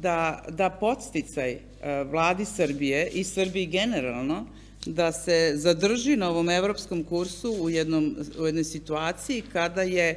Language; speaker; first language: Serbian; native; Serbian